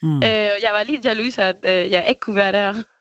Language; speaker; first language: Danish; non-native, learner; Spanish